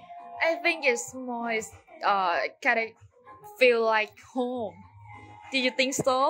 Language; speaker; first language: English; non-native, learner; Thai